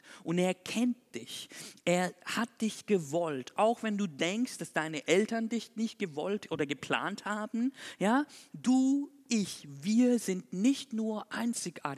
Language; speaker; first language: German; non-native, fluent; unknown